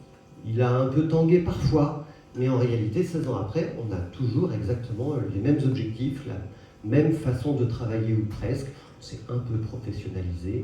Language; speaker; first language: French; native; French